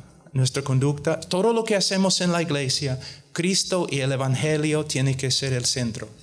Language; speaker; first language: Spanish; non-native, fluent; English